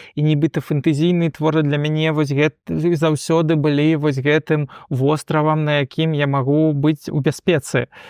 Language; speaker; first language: Belarusian; non-native, local second language; Russian